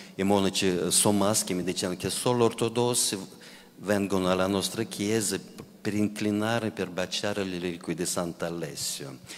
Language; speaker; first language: Italian; non-native, fluent; Russian